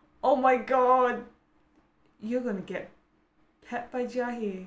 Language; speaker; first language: English; native; English